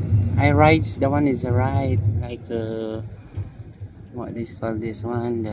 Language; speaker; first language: English; non-native, learner; Filipino